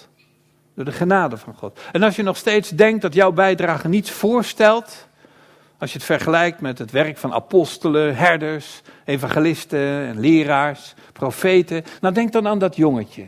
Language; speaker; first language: Dutch; native; Dutch